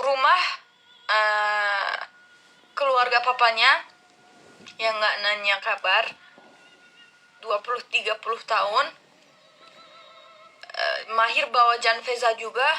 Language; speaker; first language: Indonesian; non-native, learner; Turkish